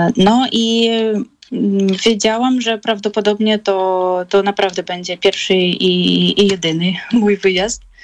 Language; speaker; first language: Polish; non-native, fluent; Russian